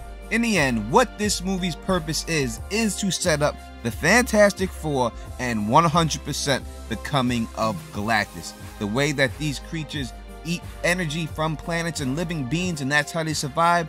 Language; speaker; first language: English; native; English